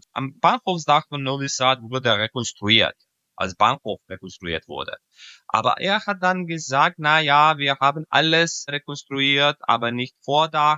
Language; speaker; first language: German; non-native, fluent; Serbian